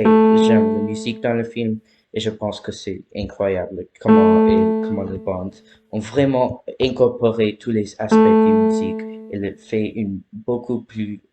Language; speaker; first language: French; non-native, learner; English